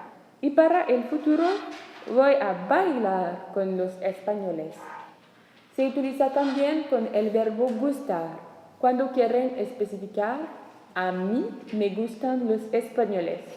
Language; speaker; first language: Spanish; non-native, learner; French